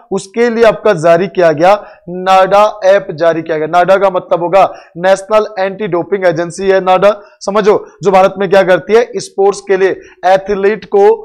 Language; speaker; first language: Hindi; native; Hindi